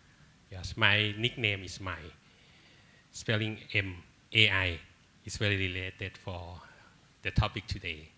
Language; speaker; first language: English; non-native, learner; Thai